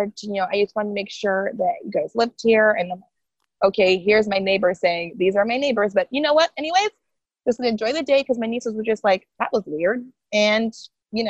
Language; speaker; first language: English; early bilingual, other home language; Haitian Creole